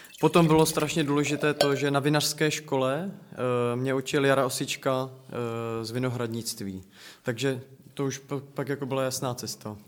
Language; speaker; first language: Czech; native; Czech